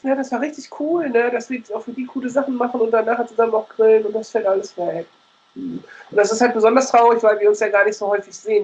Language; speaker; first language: German; native; German